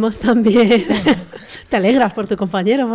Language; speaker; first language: Spanish; native; Spanish